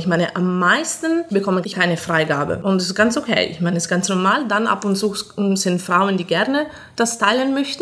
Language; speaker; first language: German; non-native, fluent; Italian